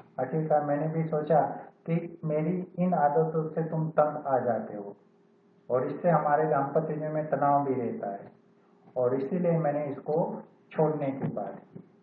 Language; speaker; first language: Hindi; non-native, local second language; Gujarati